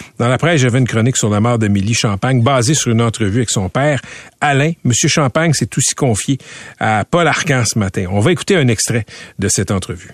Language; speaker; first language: French; native; French